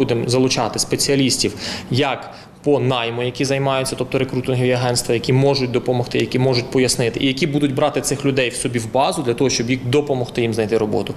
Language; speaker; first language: Ukrainian; native; Ukrainian